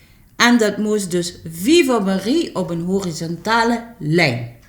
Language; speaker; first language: Dutch; native; Dutch